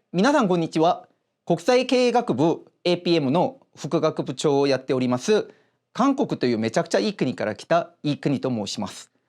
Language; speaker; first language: Japanese; non-native, fluent; Korean